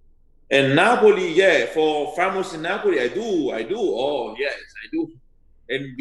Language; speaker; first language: English; non-native, learner; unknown